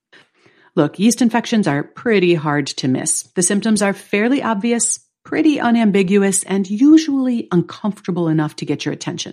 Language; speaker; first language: English; native; English